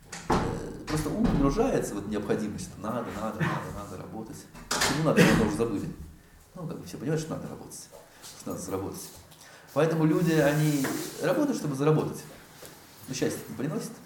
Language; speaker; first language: Russian; native; Russian